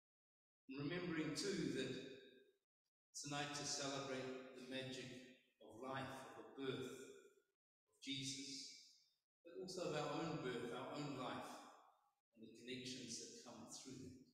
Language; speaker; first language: English; native; English